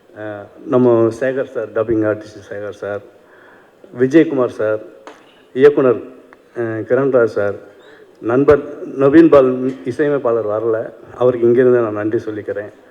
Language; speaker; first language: Tamil; native; Tamil